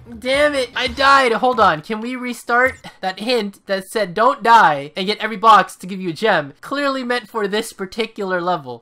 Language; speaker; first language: English; native; English